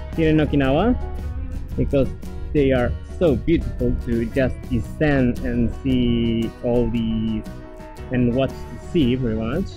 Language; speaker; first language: English; non-native, fluent; Spanish